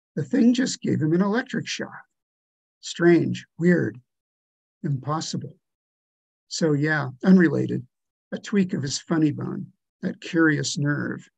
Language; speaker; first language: English; native; English